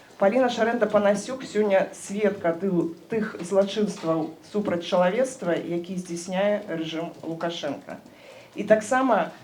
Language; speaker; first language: Belarusian; non-native, local second language; Russian